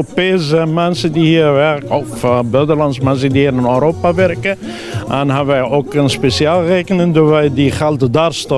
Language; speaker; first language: Dutch; non-native, learner; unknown